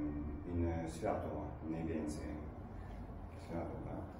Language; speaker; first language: Polish; non-native, learner; Italian